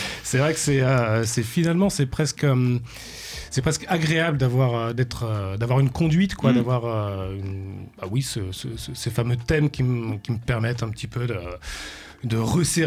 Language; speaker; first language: French; native; French